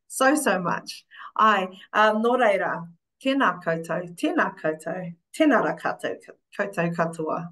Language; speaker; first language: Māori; non-native, local second language; English